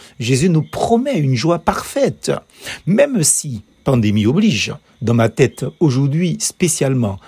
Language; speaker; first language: French; native; French